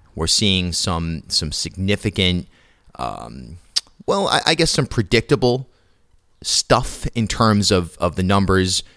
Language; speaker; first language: English; native; English